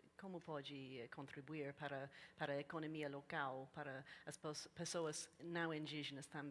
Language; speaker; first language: Portuguese; non-native, learner; English